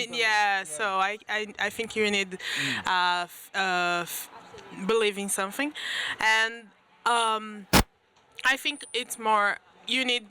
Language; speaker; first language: English; non-native, learner; Portuguese